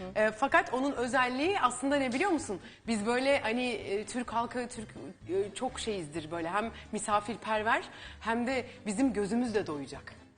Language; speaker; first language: Turkish; native; Turkish